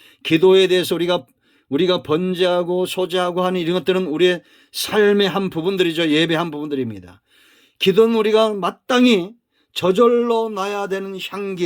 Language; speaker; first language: Korean; native; Korean